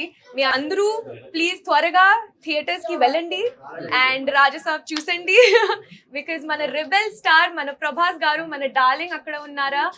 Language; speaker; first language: Telugu; non-native, learner; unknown